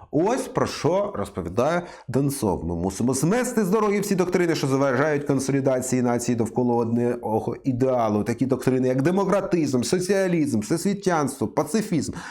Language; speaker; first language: Ukrainian; native; Ukrainian